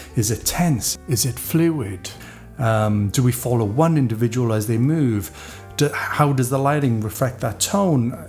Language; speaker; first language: English; native; English